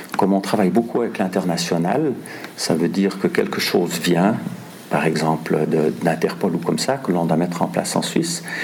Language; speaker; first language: French; non-native, local second language; German